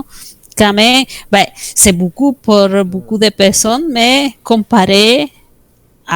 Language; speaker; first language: French; non-native, fluent; Spanish